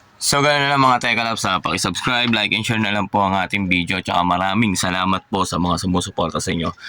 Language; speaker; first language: Filipino; native; Filipino